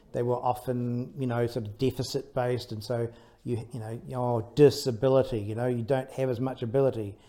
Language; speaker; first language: English; native; English